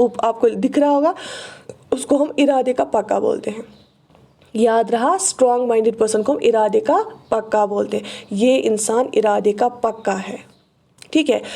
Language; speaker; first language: Urdu; non-native, local second language; Kashmiri